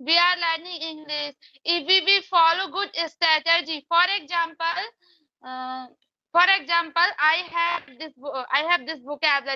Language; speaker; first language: English; non-native, learner; Hindi